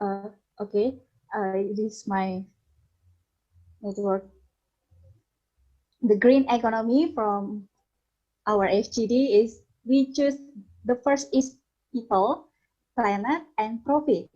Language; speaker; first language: English; non-native, learner; Indonesian